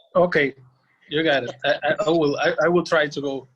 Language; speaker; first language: English; non-native, learner; Spanish